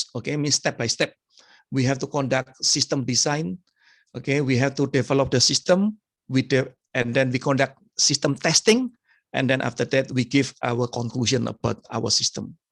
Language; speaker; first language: English; non-native, fluent; Indonesian